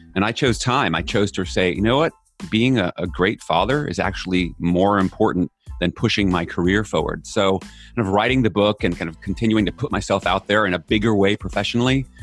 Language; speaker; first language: English; native; English